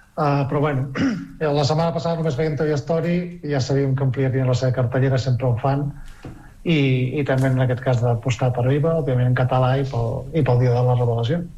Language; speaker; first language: Catalan; native; Catalan